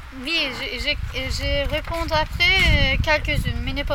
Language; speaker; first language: French; non-native, learner; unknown